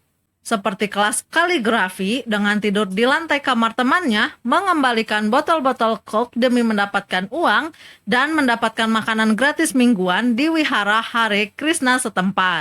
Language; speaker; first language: Indonesian; native; Indonesian